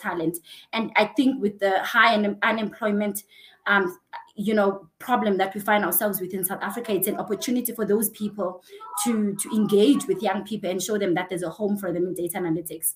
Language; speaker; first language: English; non-native, local second language; Xhosa